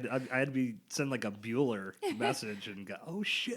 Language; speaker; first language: English; native; English